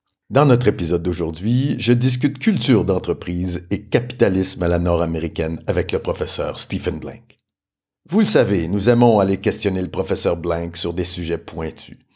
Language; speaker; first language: French; native; French